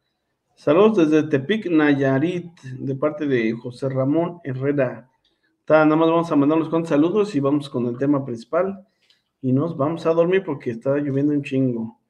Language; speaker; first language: Spanish; native; Spanish